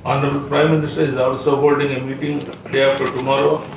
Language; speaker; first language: English; non-native, local second language; Kannada